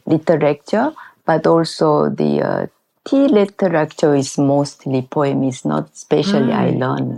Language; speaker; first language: English; non-native, learner; Korean